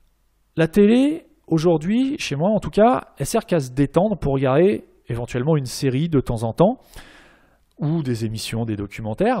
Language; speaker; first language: French; native; French